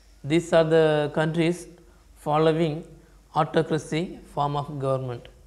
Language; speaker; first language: English; non-native, local second language; Tamil